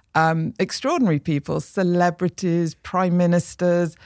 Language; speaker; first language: English; native; English